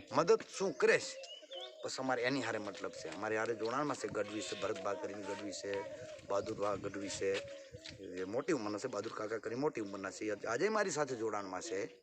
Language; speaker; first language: Gujarati; non-native, local second language; Kachhi